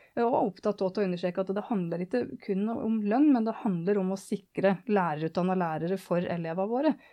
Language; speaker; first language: Norwegian; native; Norwegian